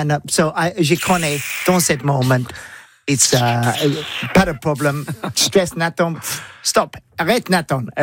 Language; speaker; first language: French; non-native, learner; English